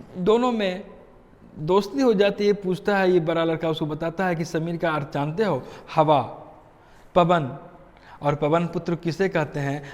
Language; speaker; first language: Hindi; native; Hindi